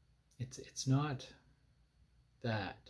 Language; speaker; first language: English; native; English